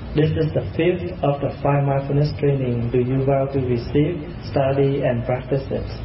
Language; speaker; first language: English; non-native, fluent; Vietnamese